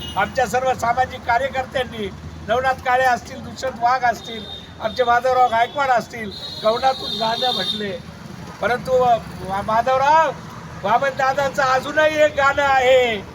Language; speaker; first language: Marathi; native; Marathi